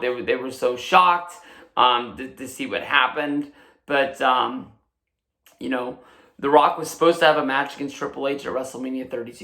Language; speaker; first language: English; native; English